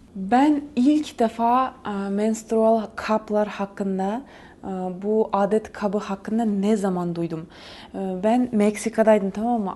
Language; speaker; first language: Turkish; non-native, fluent; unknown